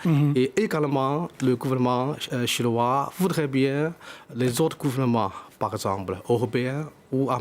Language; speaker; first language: French; non-native, fluent; Chinese